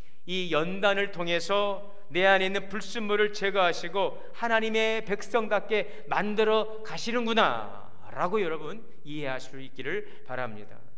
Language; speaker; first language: Korean; native; Korean